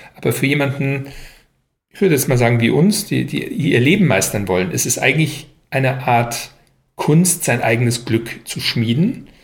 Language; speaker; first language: German; native; German